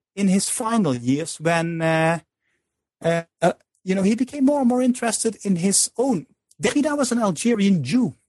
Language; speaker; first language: English; non-native, fluent; Dutch